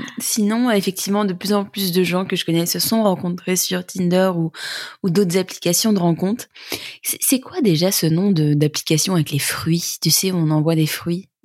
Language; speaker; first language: French; native; French